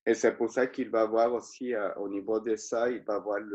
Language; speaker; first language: French; non-native, fluent; Spanish